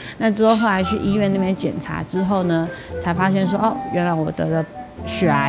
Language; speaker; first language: Chinese; native; Chinese